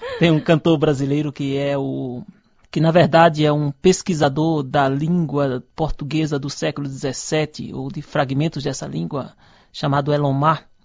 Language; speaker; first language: Portuguese; native; Portuguese